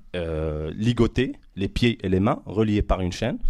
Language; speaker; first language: French; non-native, local second language; Arabic